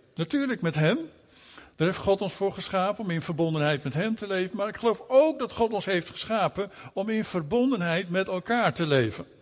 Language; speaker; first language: Dutch; native; Dutch